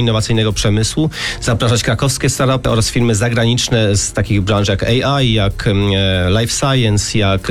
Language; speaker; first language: Polish; native; Polish